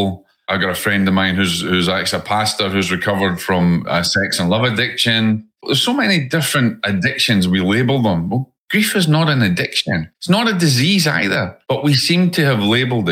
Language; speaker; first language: English; native; English